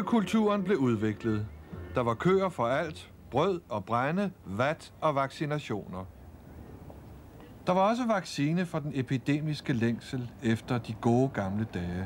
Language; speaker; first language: Danish; native; Danish